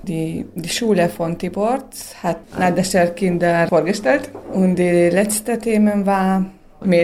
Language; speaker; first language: German; non-native, local second language; Hungarian